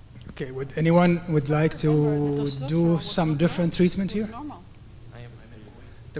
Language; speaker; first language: English; non-native, fluent; Arabic